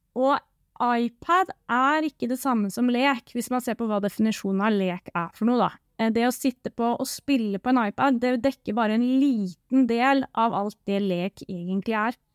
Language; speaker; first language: Norwegian; native; Norwegian